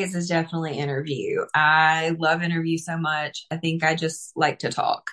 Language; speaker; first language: English; native; English